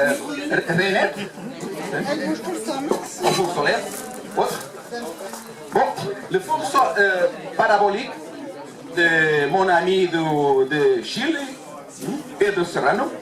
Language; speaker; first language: French; non-native, learner; Portuguese